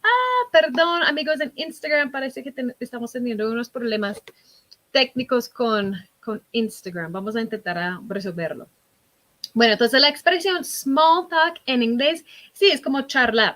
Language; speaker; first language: Spanish; non-native, fluent; English